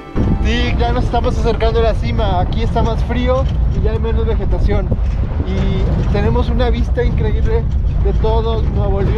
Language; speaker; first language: Spanish; native; Spanish